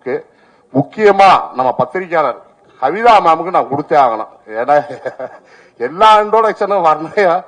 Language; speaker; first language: Tamil; native; Tamil